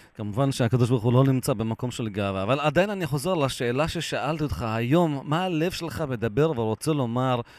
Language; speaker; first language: Hebrew; native; Hebrew